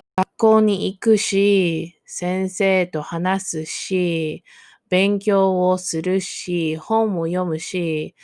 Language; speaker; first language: Japanese; non-native, fluent; English